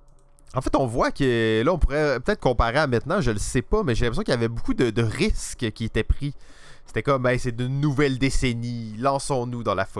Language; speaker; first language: French; native; French